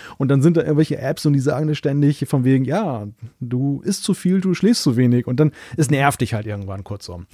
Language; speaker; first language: German; native; German